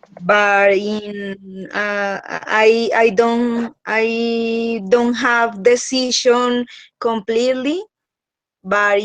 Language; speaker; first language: English; non-native, learner; Spanish